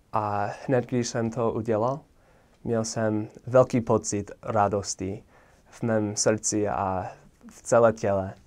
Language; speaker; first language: Czech; non-native, fluent; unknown